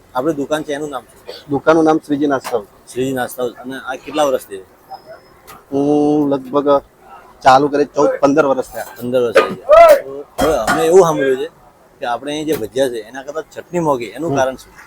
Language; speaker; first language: Gujarati; native; Gujarati